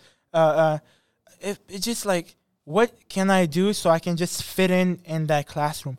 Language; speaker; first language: English; non-native, fluent; Persian